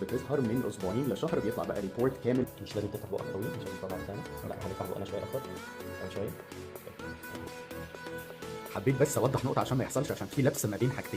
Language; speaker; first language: Arabic; native; Arabic